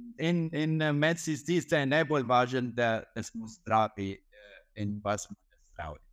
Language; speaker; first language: Slovenian; non-native, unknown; Arabic